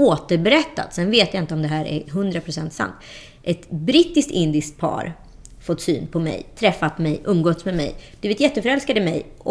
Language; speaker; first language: Swedish; native; Swedish